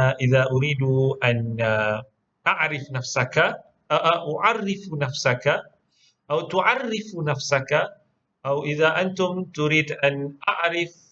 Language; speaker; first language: Arabic; non-native, local second language; Malay